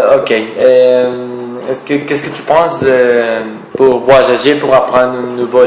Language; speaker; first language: French; non-native, learner; Spanish